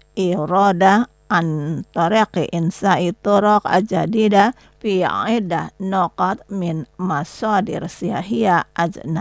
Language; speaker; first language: Arabic; non-native, fluent; Indonesian